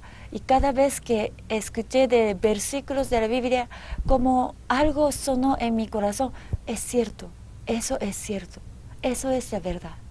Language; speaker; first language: Spanish; non-native, fluent; Japanese